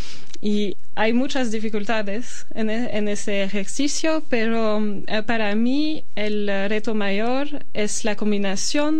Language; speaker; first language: Spanish; non-native, fluent; Albanian